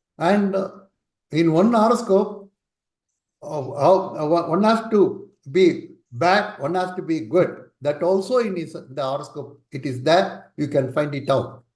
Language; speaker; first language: English; non-native, local second language; Tamil